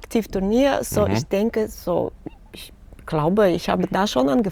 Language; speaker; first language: German; non-native, learner; Russian